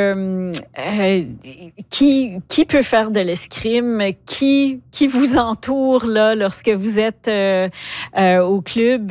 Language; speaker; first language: French; native; French